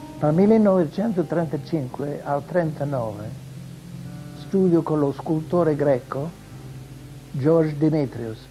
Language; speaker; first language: Italian; non-native, fluent; English